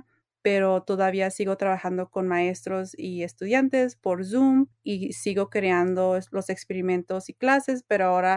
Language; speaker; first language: Spanish; early bilingual, heritage; English